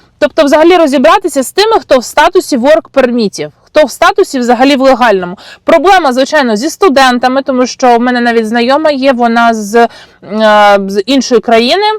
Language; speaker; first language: Ukrainian; non-native, local second language; Russian